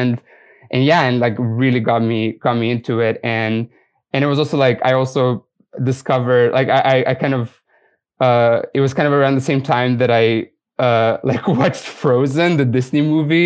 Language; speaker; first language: English; non-native, fluent; Romanian